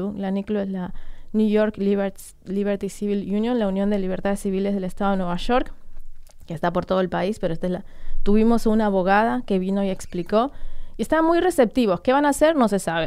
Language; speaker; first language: Spanish; native; Spanish